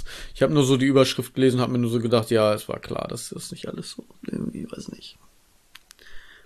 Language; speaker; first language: German; native; German